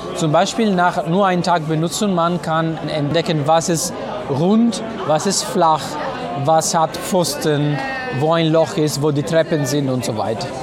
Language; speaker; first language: German; non-native, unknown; Italian